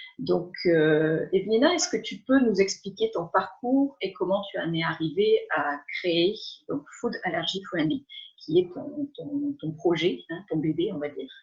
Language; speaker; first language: French; native; French